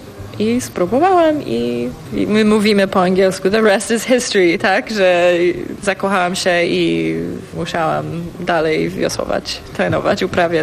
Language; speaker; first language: Polish; non-native, fluent; English